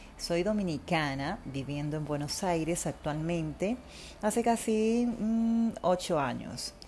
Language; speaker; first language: Spanish; native; Spanish